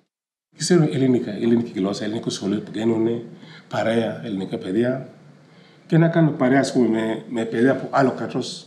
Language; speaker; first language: Greek; early bilingual, other home language; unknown